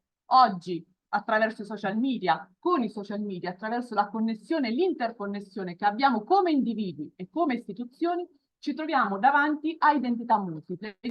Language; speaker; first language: Italian; native; Italian